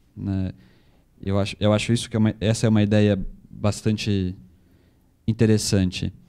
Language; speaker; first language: Portuguese; native; Portuguese